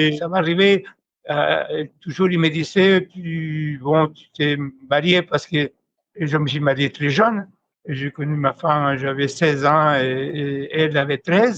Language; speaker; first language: French; non-native, fluent; Spanish